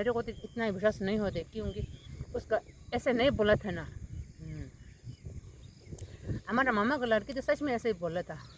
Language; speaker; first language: Hindi; non-native, local second language; Tibetan